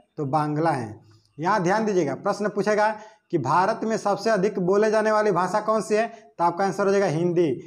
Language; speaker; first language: Hindi; native; Hindi